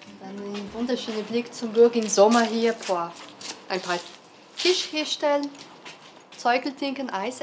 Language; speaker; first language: German; non-native, local second language; Portuguese